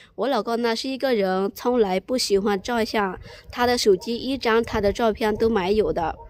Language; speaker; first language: Chinese; non-native, fluent; Lao